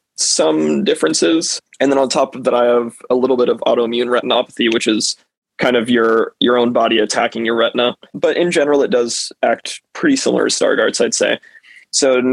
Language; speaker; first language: English; native; English